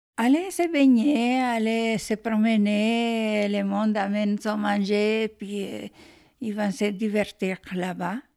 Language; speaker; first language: French; non-native, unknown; Spanish